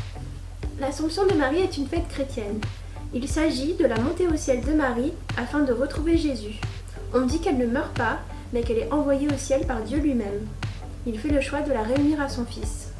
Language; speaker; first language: French; native; French